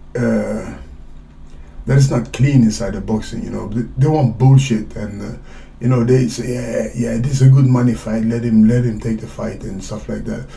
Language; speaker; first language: English; non-native, fluent; Swedish